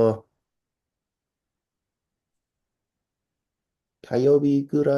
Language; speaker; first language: Japanese; non-native, learner; English